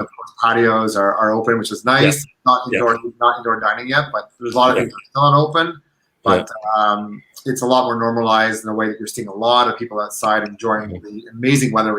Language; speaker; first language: English; native; English